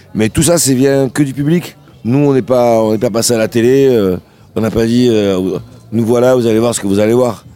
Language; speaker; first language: French; native; French